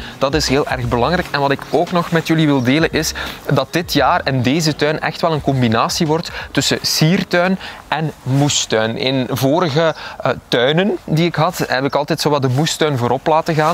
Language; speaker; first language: Dutch; native; Dutch